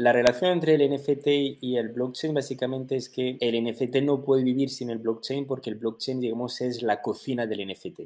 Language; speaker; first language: Spanish; native; Spanish